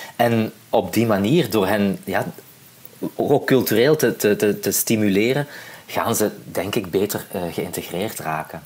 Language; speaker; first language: Dutch; native; Dutch